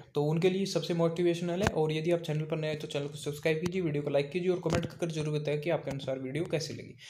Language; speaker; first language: Hindi; native; Hindi